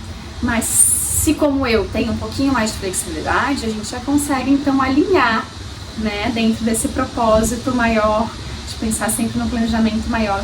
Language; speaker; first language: Portuguese; native; Portuguese